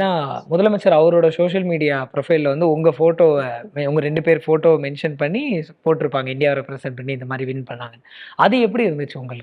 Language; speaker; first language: Tamil; native; Tamil